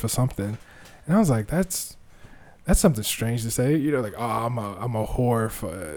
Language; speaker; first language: English; native; English